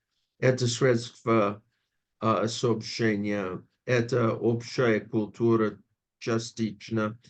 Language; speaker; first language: Russian; non-native, fluent; English